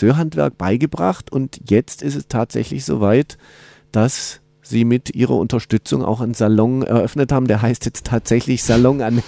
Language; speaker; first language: German; native; German